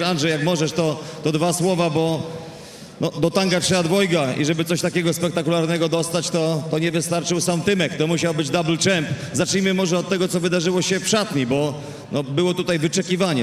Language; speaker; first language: Polish; native; Polish